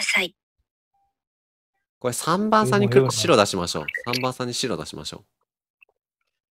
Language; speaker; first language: Japanese; native; Japanese